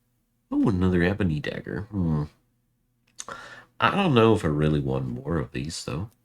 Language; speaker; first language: English; non-native, fluent; German